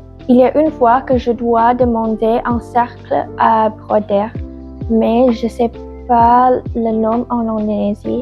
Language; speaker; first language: French; non-native, learner; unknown